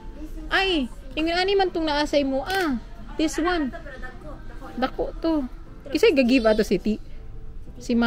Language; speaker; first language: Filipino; non-native, local second language; Cebuano